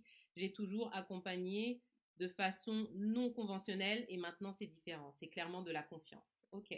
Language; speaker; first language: French; native; French